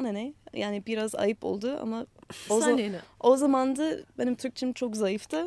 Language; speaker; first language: Turkish; non-native, fluent; English